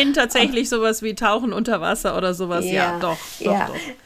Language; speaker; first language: German; native; German